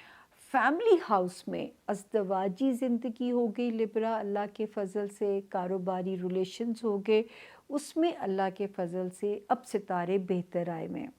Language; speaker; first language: Urdu; native; Urdu